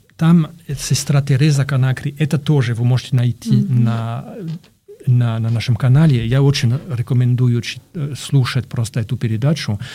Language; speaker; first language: Russian; non-native, fluent; French